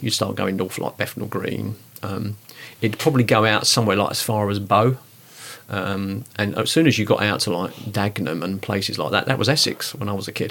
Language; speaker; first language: English; native; English